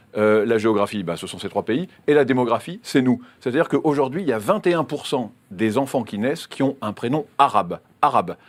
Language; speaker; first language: French; native; French